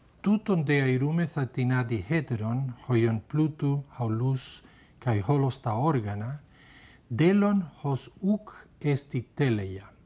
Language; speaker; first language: Greek; non-native, fluent; Spanish